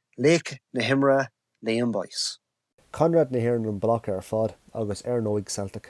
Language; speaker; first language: Irish; non-native, local second language; English